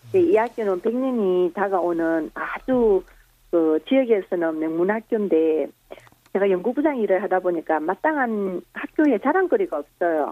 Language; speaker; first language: Korean; native; Korean